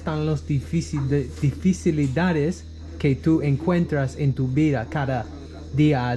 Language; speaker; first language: Spanish; non-native, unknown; English